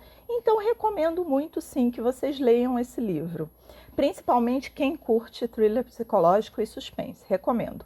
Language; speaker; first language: Portuguese; native; Portuguese